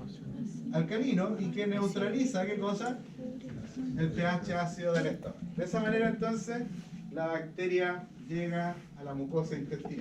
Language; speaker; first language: Spanish; native; Spanish